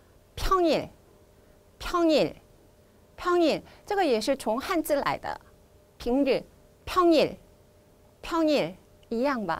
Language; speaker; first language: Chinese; non-native, fluent; Korean